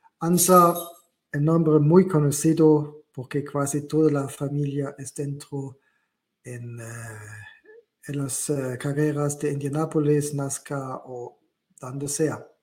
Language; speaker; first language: Spanish; non-native, learner; German